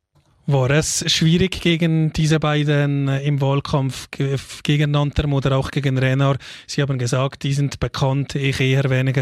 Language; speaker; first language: German; native; German